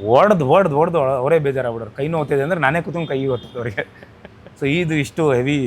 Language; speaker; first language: Kannada; native; Kannada